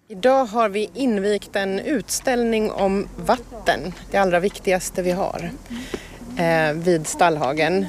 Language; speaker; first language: Swedish; native; Swedish